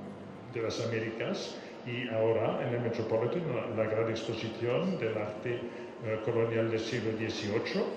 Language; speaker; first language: Spanish; non-native, fluent; French